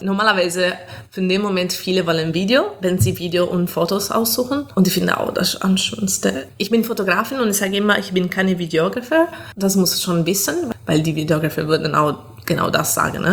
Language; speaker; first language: German; non-native, fluent; Italian